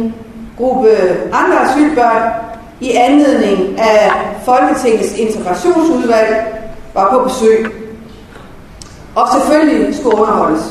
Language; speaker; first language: Danish; native; Danish